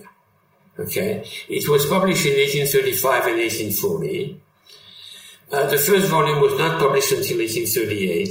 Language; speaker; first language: English; non-native, fluent; French